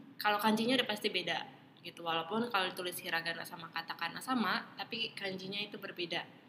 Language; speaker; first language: Indonesian; native; Indonesian